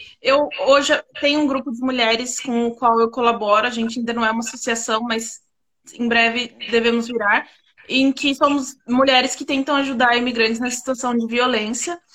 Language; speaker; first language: Portuguese; native; Portuguese